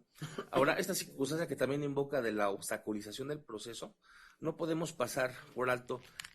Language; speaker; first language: Spanish; native; Spanish